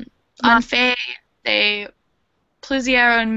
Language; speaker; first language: French; non-native, learner; English